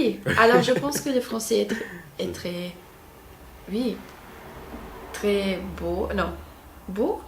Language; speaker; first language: French; non-native, learner; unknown